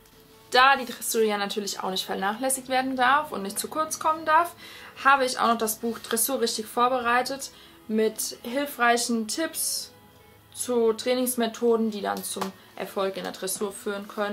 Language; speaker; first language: German; native; German